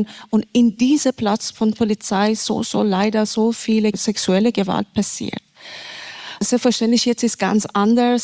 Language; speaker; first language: German; non-native, learner; Persian